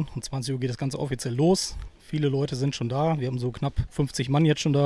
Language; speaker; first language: German; native; German